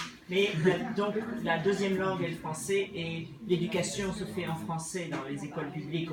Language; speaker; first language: French; non-native, fluent; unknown